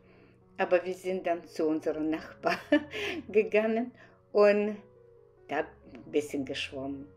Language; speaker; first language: German; non-native, fluent; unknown